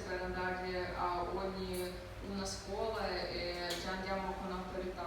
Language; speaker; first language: Italian; non-native, learner; Ukrainian